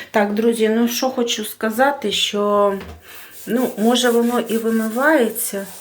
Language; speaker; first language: Ukrainian; non-native, local second language; Russian